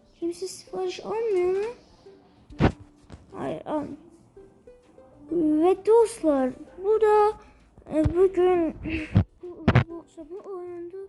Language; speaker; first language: Turkish; early bilingual, heritage; Turkish